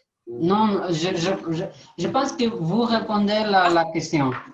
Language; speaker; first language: French; non-native, learner; Portuguese